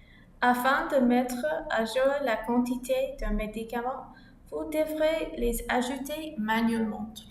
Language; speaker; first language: French; non-native, learner; English